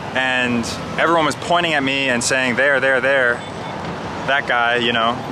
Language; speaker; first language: English; native; English